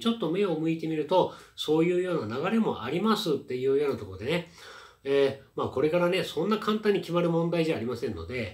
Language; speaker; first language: Japanese; native; Japanese